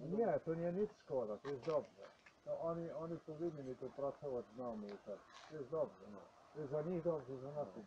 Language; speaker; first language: Polish; non-native, learner; Ukrainian